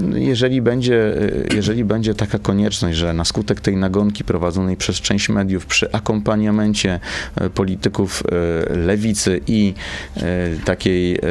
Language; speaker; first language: Polish; native; Polish